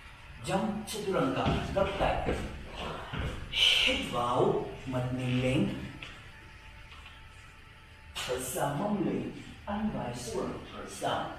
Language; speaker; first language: Vietnamese; non-native, learner; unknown